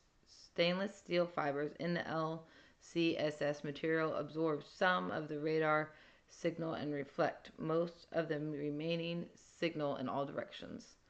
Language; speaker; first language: English; native; English